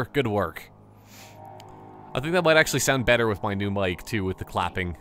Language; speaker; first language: English; native; English